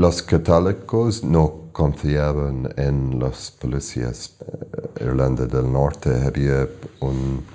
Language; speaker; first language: Spanish; non-native, learner; English